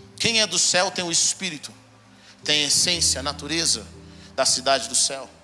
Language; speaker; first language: Portuguese; native; Portuguese